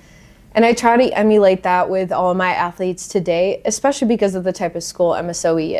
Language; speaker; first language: English; native; English